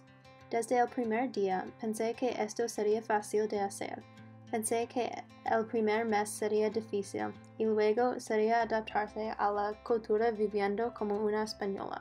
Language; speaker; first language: Spanish; non-native, learner; English